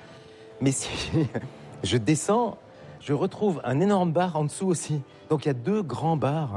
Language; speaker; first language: French; native; French